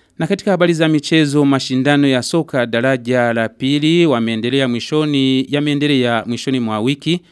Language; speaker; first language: Swahili; non-native, local second language; Rundi